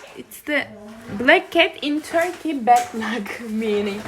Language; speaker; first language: English; non-native, learner; Turkish